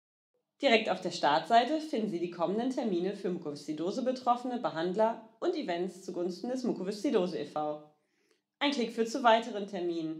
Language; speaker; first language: German; native; German